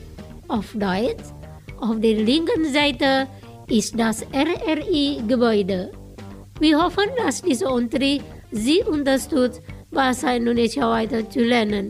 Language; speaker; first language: German; non-native, fluent; Indonesian